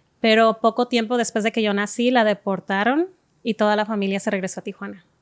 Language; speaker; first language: Spanish; native; Spanish